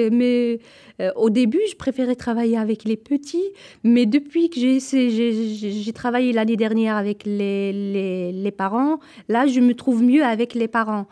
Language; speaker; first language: French; non-native, local second language; Kabyle